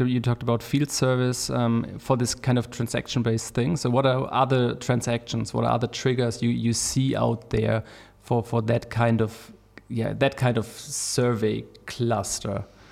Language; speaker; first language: English; non-native, fluent; German